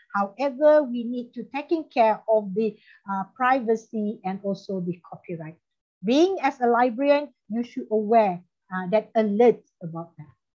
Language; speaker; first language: English; non-native, local second language; Malay